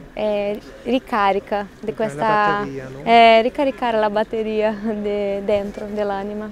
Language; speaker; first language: Italian; non-native, fluent; Portuguese